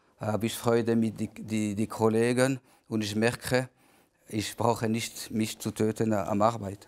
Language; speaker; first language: German; non-native, local second language; French